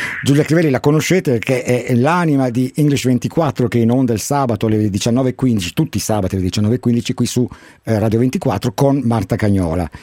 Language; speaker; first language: Italian; native; Italian